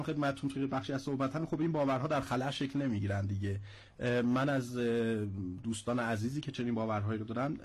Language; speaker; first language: Persian; native; Persian